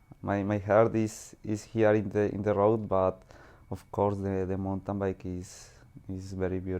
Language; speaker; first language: English; non-native, learner; Spanish